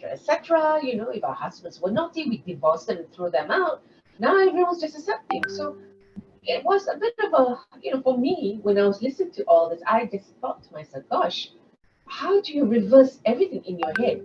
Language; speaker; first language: English; non-native, local second language; Malay